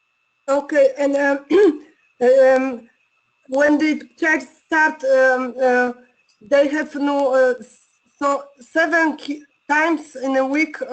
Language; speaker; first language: English; non-native, learner; Polish